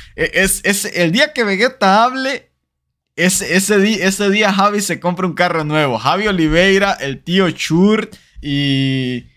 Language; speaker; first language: Spanish; native; Spanish